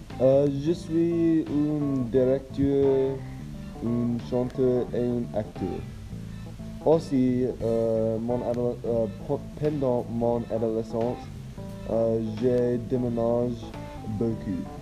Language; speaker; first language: French; non-native, learner; English